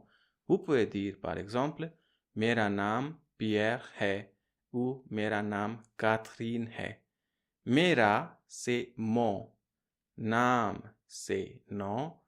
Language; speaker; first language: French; non-native, fluent; Hindi